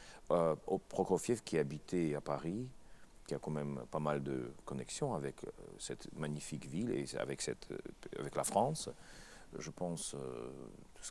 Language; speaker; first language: French; non-native, fluent; Russian